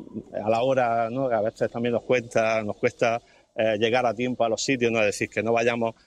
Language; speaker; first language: Spanish; native; Spanish